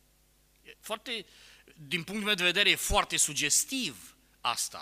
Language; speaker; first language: Romanian; native; Romanian